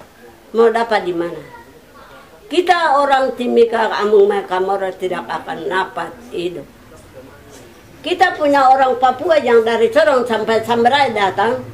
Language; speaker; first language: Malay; non-native, local second language; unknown